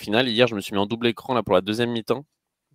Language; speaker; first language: French; native; French